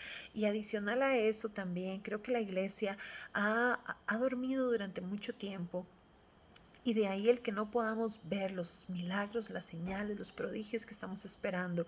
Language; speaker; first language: Spanish; native; Spanish